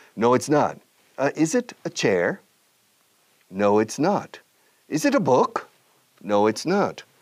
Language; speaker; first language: English; native; English